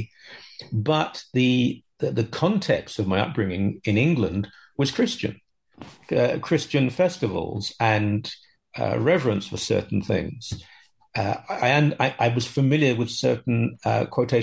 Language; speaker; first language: English; native; English